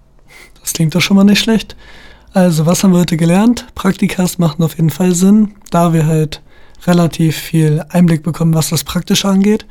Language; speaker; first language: German; native; German